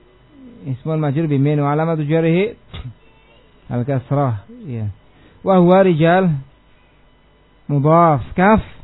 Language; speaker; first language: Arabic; non-native, fluent; Indonesian